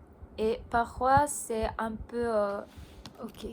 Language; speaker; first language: French; non-native, learner; Japanese